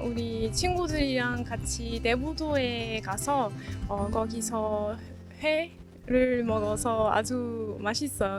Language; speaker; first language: Korean; non-native, learner; French